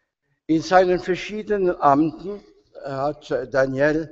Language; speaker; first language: German; non-native, fluent; French